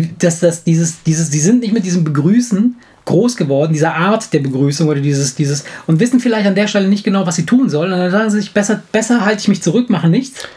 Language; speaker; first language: German; non-native, fluent; Italian